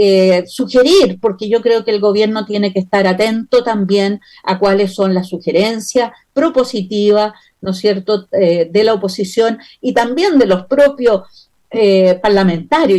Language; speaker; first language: Spanish; native; Spanish